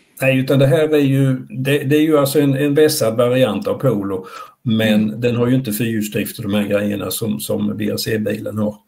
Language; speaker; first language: Swedish; native; Swedish